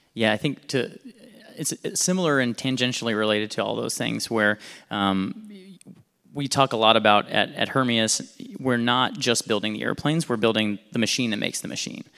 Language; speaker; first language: English; native; English